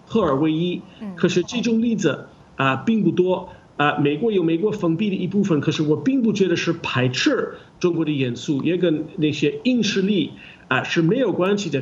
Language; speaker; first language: Chinese; non-native, fluent; English